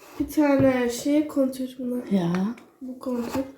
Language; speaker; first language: Turkish; early bilingual, heritage; Turkish